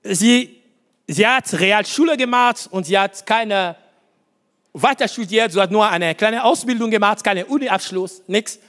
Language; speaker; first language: German; non-native, learner; Lingala